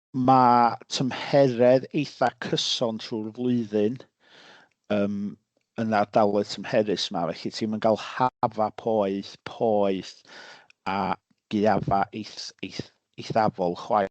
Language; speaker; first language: Welsh; native; Welsh